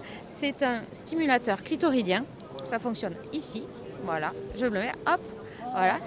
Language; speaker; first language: French; native; French